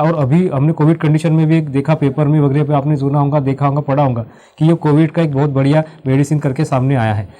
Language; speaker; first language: Hindi; non-native, local second language; Marathi